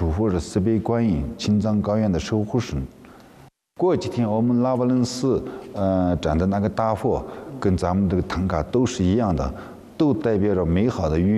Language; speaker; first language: Chinese; non-native, local second language; Tibetan